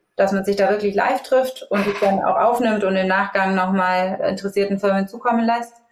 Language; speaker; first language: German; native; German